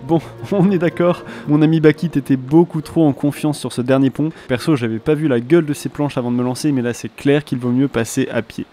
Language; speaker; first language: French; native; French